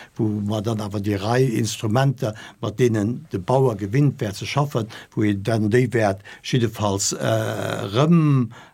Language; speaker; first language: Luxembourgish; native; Luxembourgish